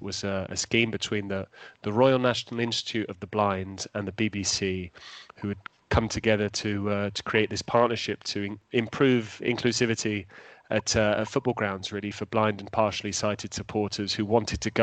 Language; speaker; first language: English; native; English